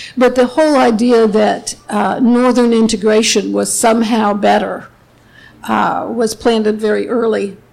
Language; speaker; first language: English; native; English